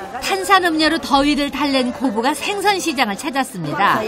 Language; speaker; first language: Korean; native; Korean